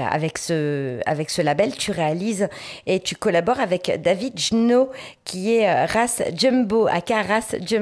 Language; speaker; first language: French; native; French